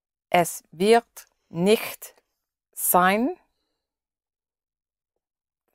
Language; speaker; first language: German; non-native, learner; English